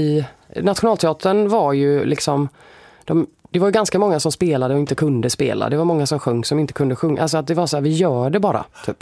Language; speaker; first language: Swedish; native; Swedish